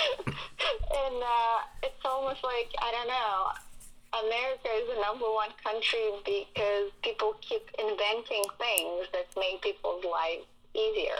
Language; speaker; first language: English; non-native, fluent; Russian